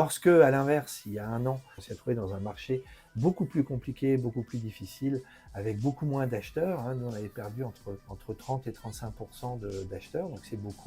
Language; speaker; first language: French; native; French